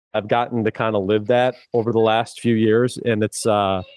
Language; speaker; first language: English; native; English